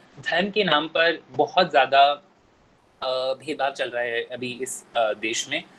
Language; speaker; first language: Hindi; native; Hindi